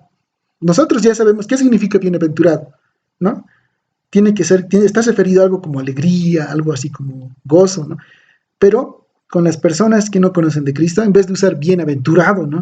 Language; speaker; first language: Spanish; native; Spanish